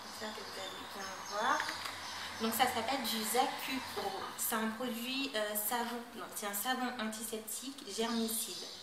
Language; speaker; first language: French; native; French